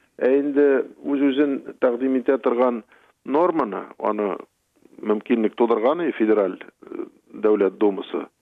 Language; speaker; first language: Tatar; native; Tatar